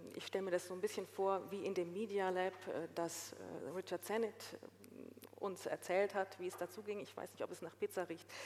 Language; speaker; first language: German; native; German